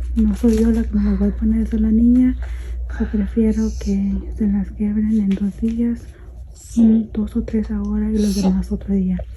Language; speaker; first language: Spanish; early bilingual, other home language; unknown